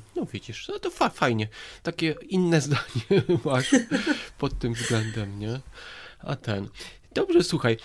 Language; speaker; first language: Polish; native; Polish